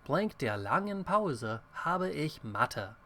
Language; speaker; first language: German; non-native, fluent; English